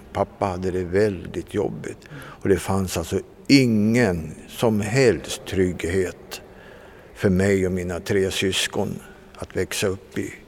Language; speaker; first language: Swedish; native; Swedish